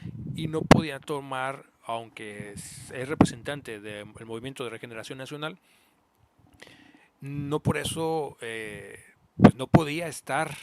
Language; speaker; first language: Spanish; native; Spanish